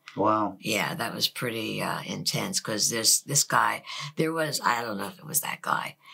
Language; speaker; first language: English; native; English